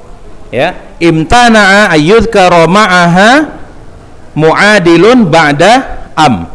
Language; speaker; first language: Arabic; non-native, fluent; Indonesian